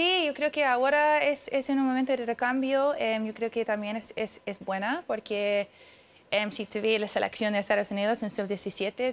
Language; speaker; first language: Spanish; early bilingual, heritage; English